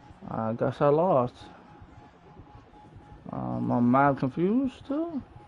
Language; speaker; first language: English; early bilingual, other home language; Spanish